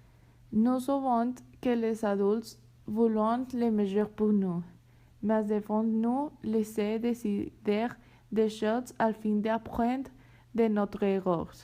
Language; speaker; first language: French; non-native, learner; Spanish